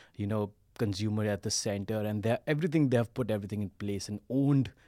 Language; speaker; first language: English; non-native, local second language; Hindi